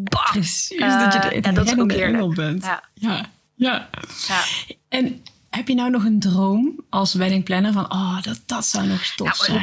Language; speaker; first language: Dutch; native; Dutch